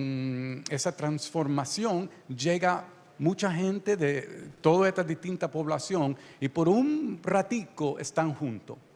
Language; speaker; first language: Spanish; early bilingual, heritage; Spanish